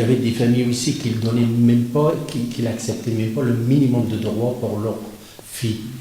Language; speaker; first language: French; non-native, fluent; Persian